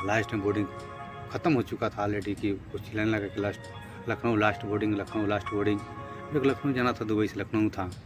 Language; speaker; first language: Hindi; native; Hindi